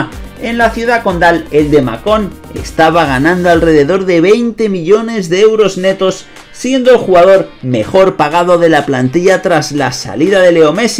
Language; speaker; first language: Spanish; native; Spanish